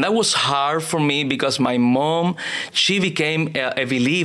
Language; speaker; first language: English; non-native, learner; Spanish